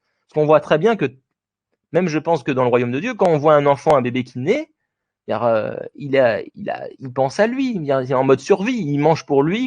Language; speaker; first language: French; native; French